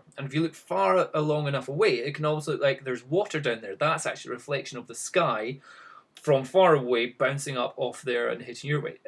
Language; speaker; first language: English; native; English